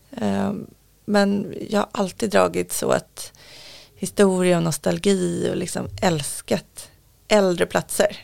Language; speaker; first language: Swedish; native; Swedish